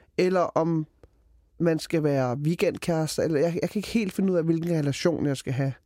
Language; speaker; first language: Danish; early bilingual, other home language; Arabic